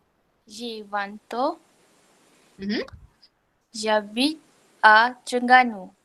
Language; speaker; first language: French; non-native, learner; Malay